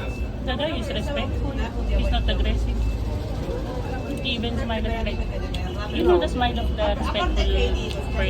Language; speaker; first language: English; non-native, local second language; Filipino